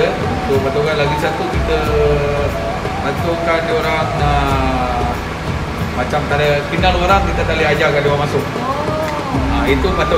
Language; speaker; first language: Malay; non-native, local second language; Tamil